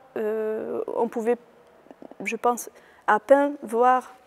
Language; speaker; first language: French; non-native, fluent; Hungarian